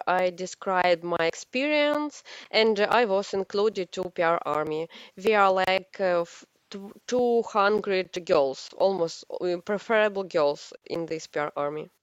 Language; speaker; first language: English; non-native, learner; Ukrainian